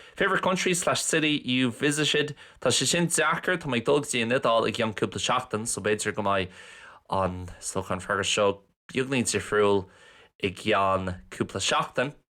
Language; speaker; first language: Irish; non-native, local second language; English